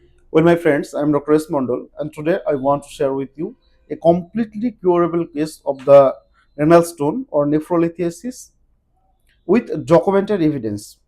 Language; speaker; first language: English; non-native, local second language; Bangla